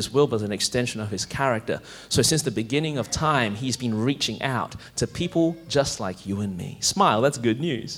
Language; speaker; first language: English; native; English